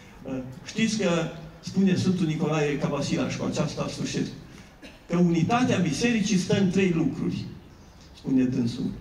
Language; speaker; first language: Romanian; native; Romanian